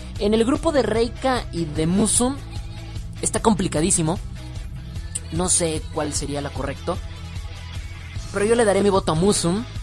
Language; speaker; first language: Spanish; native; Spanish